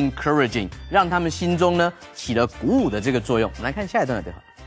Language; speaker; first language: Chinese; native; Chinese